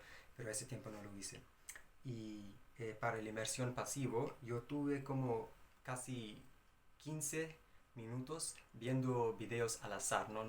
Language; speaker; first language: Spanish; non-native, fluent; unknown